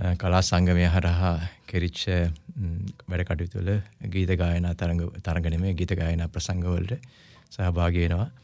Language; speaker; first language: Sinhala; non-native, local second language; Tamil